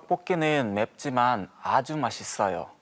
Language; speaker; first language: Korean; non-native, learner; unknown